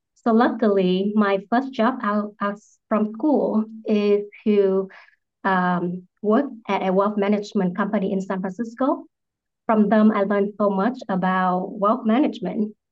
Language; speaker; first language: English; non-native, fluent; Vietnamese